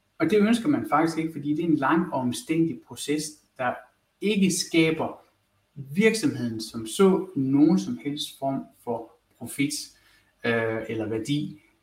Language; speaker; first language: Danish; native; Danish